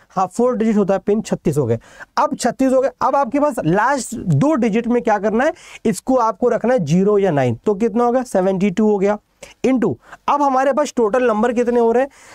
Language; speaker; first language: Hindi; native; Hindi